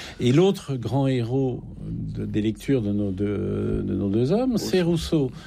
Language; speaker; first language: French; native; French